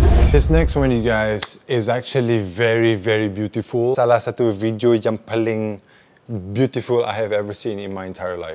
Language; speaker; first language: English; non-native, local second language; Malay